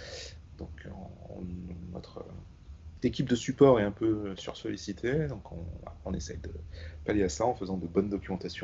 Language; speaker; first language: French; native; French